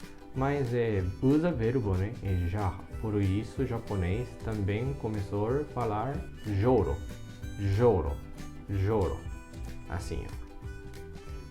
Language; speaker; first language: Portuguese; non-native, fluent; Japanese